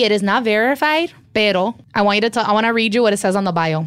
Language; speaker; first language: English; native; English